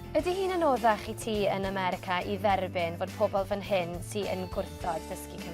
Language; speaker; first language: Welsh; native; Welsh